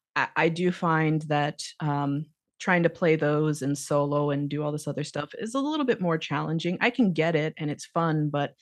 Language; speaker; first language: English; native; English